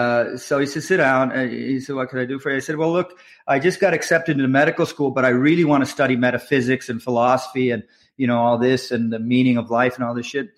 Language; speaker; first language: English; native; English